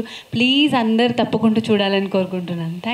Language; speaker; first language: Telugu; non-native, fluent; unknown